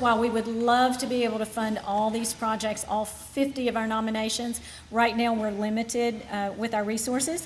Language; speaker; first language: English; native; English